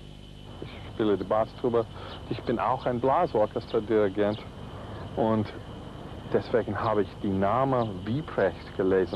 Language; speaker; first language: German; non-native, fluent; English